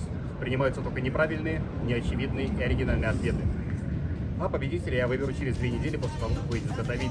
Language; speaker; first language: Russian; native; Russian